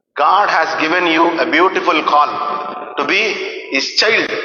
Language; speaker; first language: English; non-native, local second language; Telugu